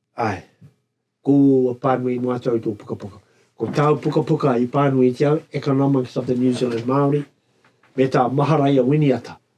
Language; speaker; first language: Māori; native; Māori